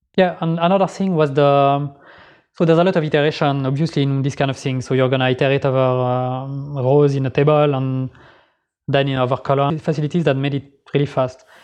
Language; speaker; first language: English; non-native, fluent; French